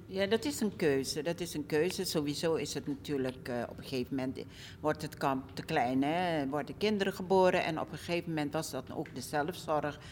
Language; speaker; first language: Dutch; early bilingual, other home language; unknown